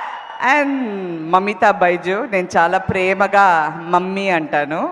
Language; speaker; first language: Telugu; non-native, fluent; Tamil